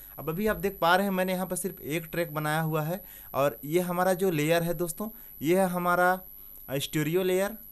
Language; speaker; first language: Hindi; native; Hindi